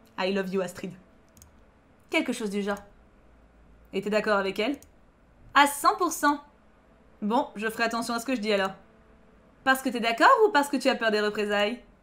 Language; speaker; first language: French; native; French